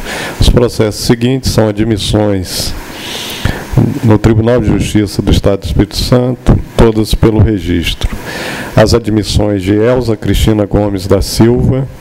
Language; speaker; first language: Portuguese; native; Portuguese